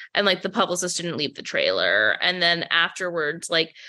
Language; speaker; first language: English; native; English